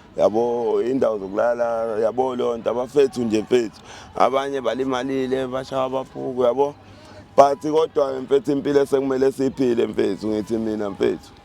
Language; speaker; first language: Zulu; native; Zulu